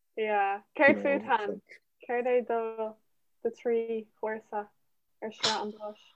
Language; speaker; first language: Irish; non-native, local second language; English